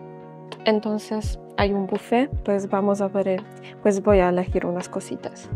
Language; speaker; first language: Spanish; non-native, fluent; Polish